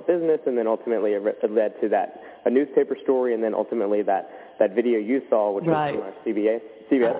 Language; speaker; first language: English; native; English